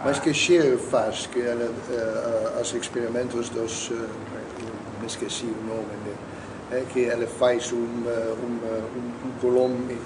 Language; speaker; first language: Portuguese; non-native, learner; Dutch